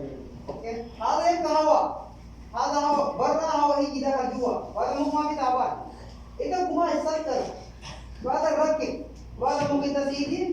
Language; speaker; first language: Arabic; non-native, learner; Hindi